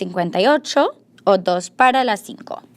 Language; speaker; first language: Spanish; non-native, fluent; English